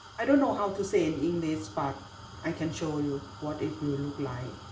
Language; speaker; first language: English; non-native, learner; Thai